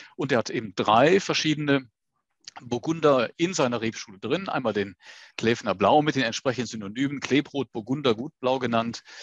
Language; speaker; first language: German; native; German